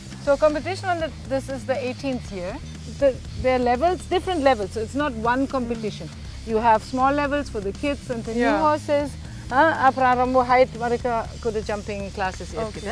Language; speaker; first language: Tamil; non-native, learner; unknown